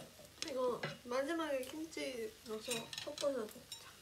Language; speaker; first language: Korean; non-native, fluent; Japanese